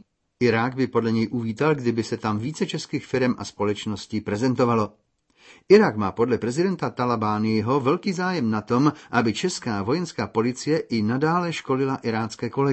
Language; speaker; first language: Czech; native; Czech